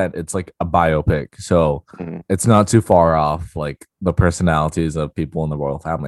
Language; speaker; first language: English; non-native, local second language; Cantonese